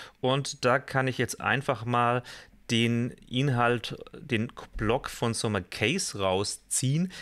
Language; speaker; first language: German; native; German